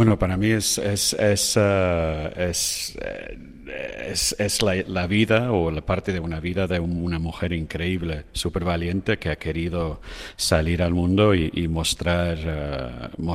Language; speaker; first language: Spanish; non-native, fluent; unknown